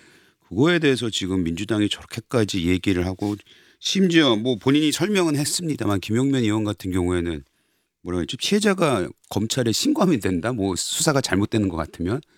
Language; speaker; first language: Korean; native; Korean